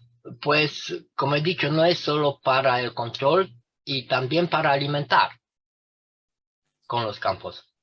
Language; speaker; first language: Spanish; non-native, fluent; Romanian